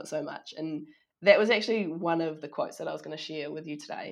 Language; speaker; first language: English; native; English